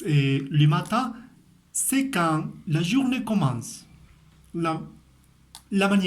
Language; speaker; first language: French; non-native, fluent; Spanish